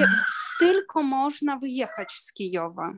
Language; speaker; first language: Polish; non-native, learner; Ukrainian